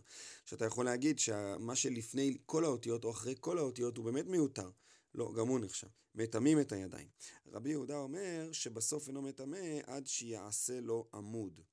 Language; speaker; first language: Hebrew; native; Hebrew